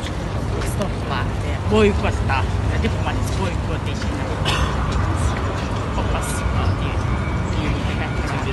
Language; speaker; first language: Swedish; non-native, learner; Uyghur